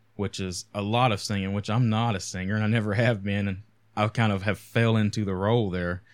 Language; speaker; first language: English; native; English